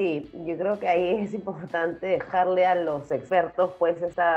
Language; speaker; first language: Spanish; native; Spanish